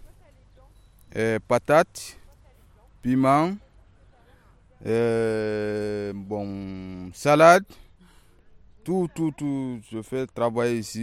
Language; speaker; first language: French; non-native, learner; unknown